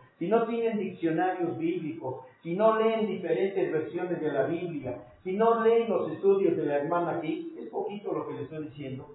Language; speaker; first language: Spanish; native; Spanish